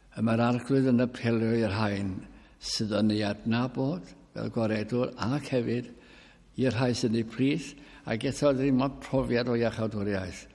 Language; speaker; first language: Welsh; early bilingual, heritage; Welsh